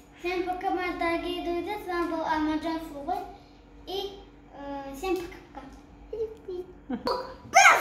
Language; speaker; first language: Russian; early bilingual, heritage; Tajik